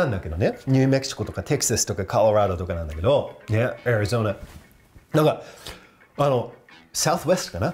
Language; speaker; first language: Japanese; non-native, fluent; English